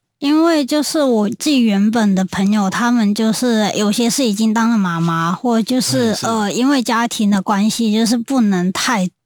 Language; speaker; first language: Chinese; non-native, local second language; Cantonese